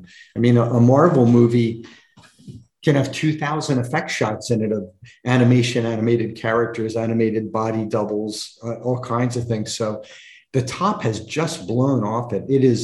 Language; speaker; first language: English; native; English